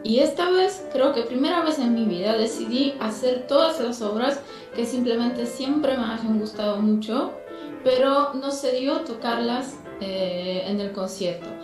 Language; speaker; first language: Spanish; non-native, fluent; Polish